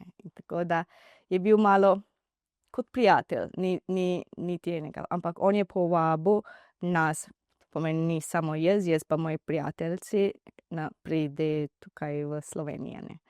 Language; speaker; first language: Slovenian; non-native, learner; Divehi